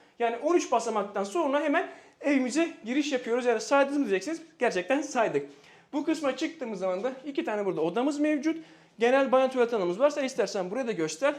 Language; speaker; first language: Turkish; native; Turkish